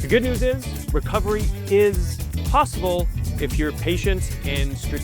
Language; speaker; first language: English; native; English